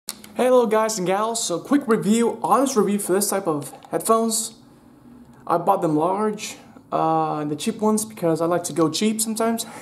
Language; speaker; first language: English; non-native, fluent; Spanish